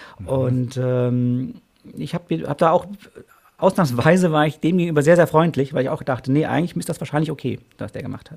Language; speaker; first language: German; native; German